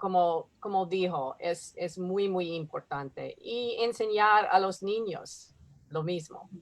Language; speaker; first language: Spanish; non-native, learner; English